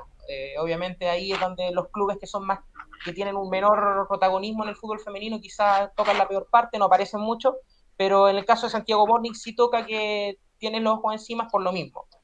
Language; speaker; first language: Spanish; native; Spanish